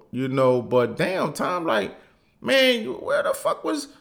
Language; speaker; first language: English; native; English